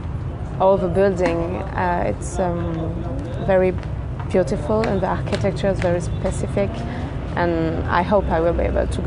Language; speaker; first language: English; non-native, fluent; French